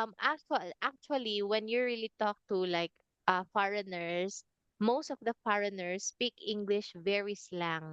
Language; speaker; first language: English; non-native, fluent; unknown